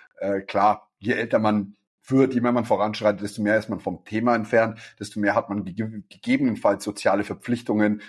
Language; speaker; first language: German; native; German